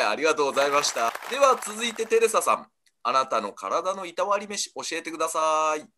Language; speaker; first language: Japanese; native; Japanese